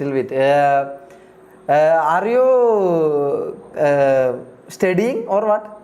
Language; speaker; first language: English; non-native, learner; Malayalam